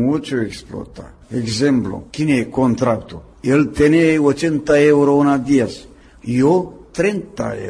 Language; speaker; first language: Spanish; non-native, learner; Romanian